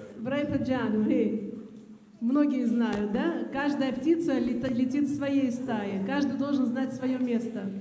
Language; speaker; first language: Russian; non-native, local second language; Assyrian Neo-Aramaic